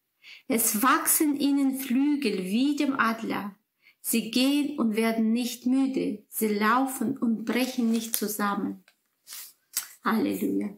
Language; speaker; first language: German; non-native, fluent; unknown